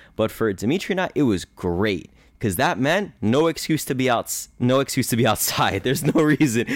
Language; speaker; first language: English; early bilingual, other home language; Greek